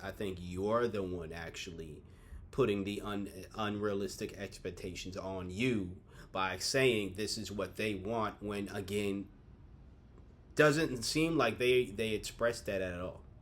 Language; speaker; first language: English; native; English